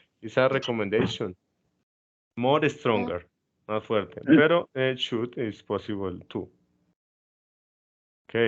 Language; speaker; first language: English; non-native, fluent; Spanish